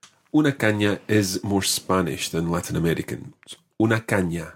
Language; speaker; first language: Spanish; non-native, fluent; English